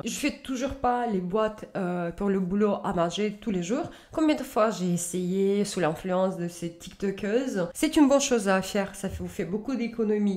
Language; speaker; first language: French; native; French